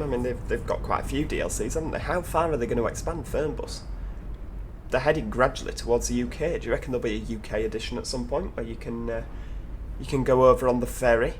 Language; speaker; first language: English; native; English